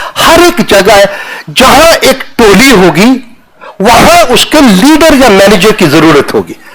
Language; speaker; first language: Hindi; non-native, local second language; Punjabi